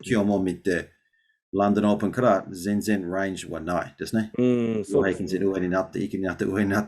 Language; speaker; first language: Japanese; non-native, learner; English